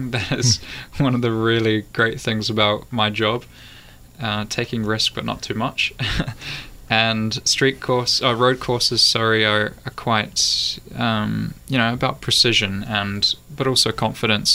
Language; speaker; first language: English; native; English